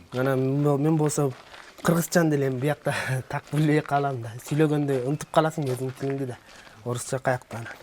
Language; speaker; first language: Kyrgyz; early bilingual, heritage; Kyrgyz